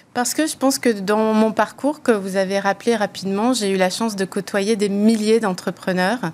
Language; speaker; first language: French; native; French